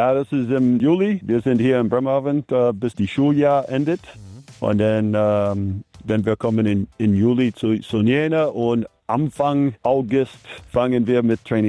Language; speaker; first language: German; non-native, learner; English